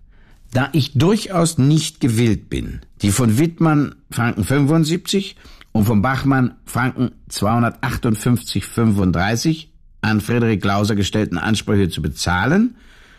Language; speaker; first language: German; native; German